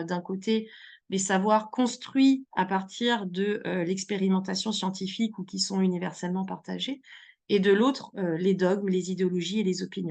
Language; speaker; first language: French; native; French